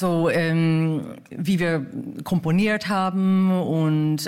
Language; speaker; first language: German; non-native, fluent; English